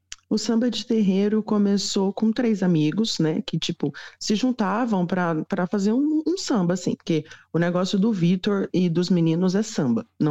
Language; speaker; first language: Portuguese; native; Portuguese